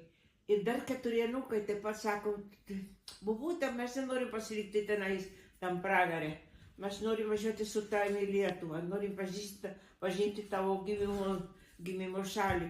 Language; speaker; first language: Lithuanian; early bilingual, heritage; Lithuanian